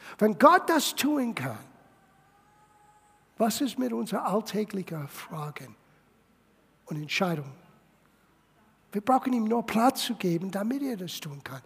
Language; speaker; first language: German; non-native, fluent; English